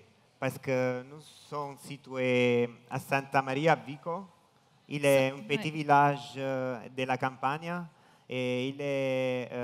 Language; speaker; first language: French; non-native, learner; Italian